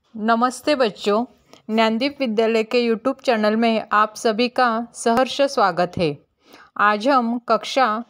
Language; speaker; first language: Hindi; non-native, local second language; Marathi